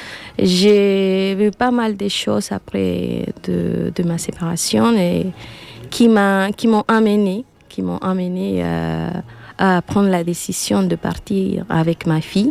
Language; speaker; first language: French; non-native, learner; Spanish